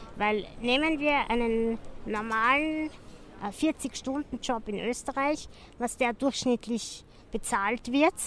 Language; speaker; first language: German; native; German